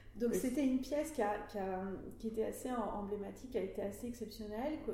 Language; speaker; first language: French; native; French